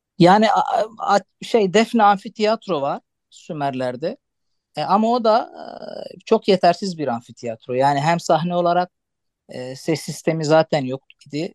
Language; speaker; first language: Turkish; non-native, local second language; Arabic